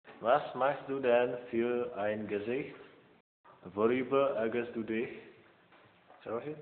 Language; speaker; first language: German; non-native, learner; Czech